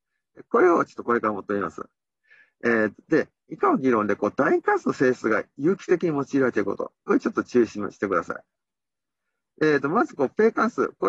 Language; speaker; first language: Japanese; native; Japanese